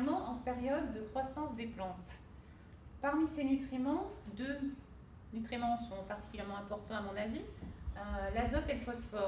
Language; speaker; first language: French; native; French